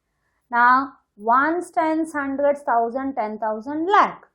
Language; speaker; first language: English; non-native, local second language; Hindi